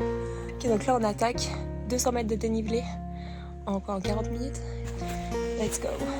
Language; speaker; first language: French; native; French